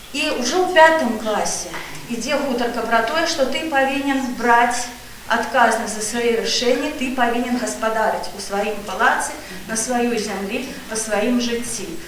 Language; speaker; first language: Belarusian; non-native, local second language; Russian